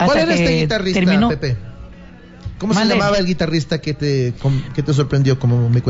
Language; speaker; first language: Spanish; native; Spanish